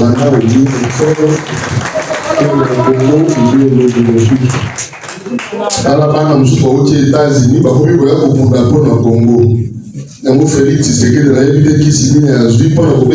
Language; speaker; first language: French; non-native, local second language; Lingala